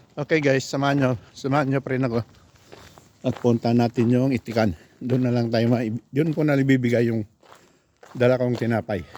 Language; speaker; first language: Filipino; non-native, local second language; Iloko